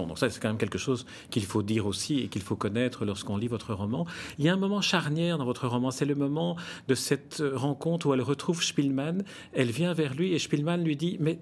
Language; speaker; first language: French; native; French